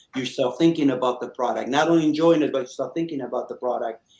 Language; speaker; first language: English; early bilingual, other home language; Persian